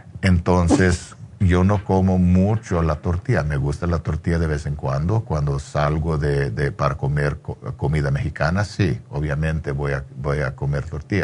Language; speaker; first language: Spanish; early bilingual, heritage; English